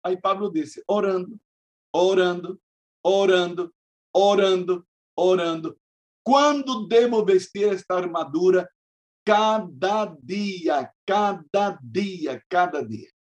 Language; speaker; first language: Spanish; non-native, fluent; Portuguese